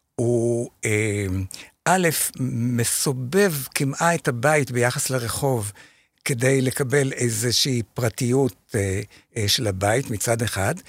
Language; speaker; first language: Hebrew; native; Hebrew